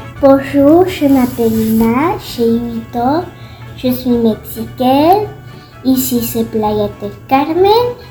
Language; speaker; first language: French; non-native, learner; Spanish